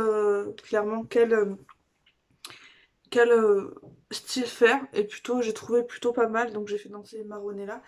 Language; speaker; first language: French; native; French